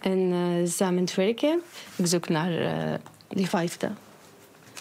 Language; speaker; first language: Dutch; non-native, learner; Arabic